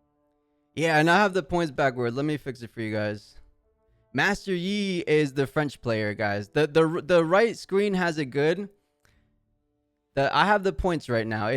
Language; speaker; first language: English; native; English